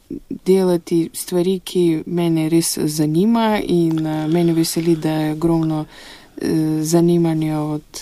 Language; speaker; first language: Slovenian; non-native, fluent; Russian